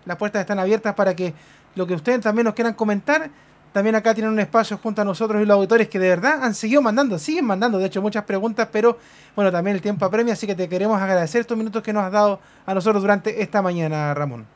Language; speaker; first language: Spanish; native; Spanish